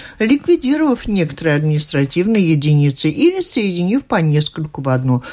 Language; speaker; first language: Russian; native; Russian